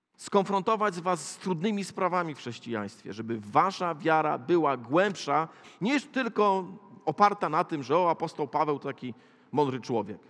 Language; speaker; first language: Polish; native; Polish